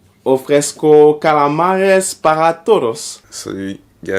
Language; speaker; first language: Spanish; non-native, learner; French